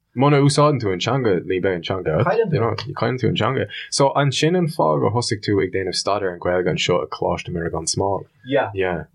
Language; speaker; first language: Irish; non-native, local second language; English